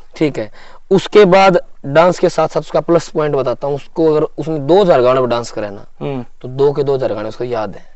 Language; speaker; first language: Hindi; native; Hindi